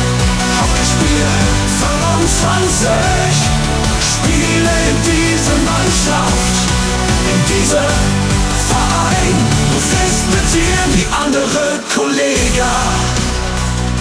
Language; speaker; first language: German; non-native, learner; Italian